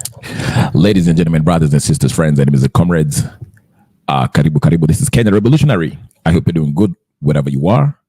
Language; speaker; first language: English; non-native, local second language; Swahili